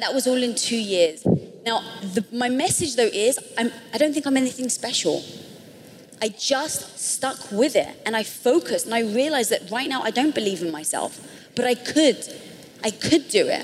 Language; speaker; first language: English; native; English